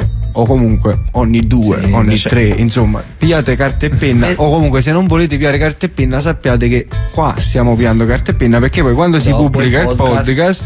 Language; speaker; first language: Italian; native; Italian